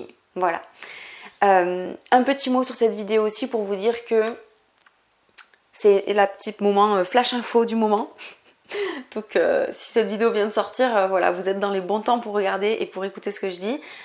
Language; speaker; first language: French; native; French